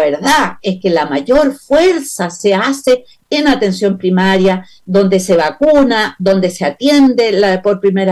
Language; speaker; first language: Spanish; native; Spanish